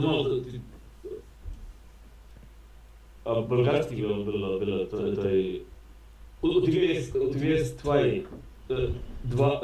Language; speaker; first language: Russian; non-native, learner; Basque